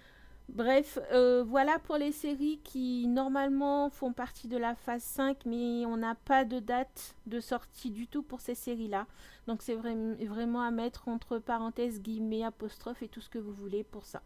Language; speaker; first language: French; native; French